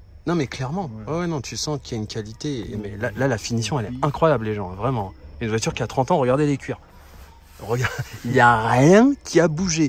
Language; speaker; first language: French; native; French